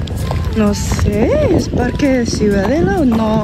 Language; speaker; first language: Spanish; non-native, learner; Chinese